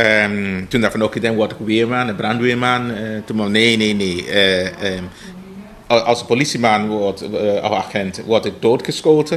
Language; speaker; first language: Dutch; non-native, fluent; English